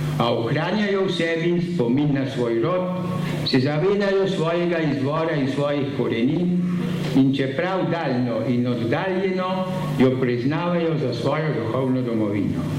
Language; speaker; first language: Slovenian; early bilingual, heritage; Slovenian